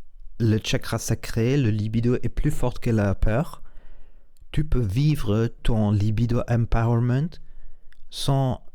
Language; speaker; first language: French; non-native, learner; Spanish